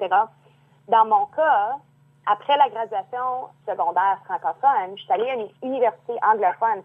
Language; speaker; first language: French; native; French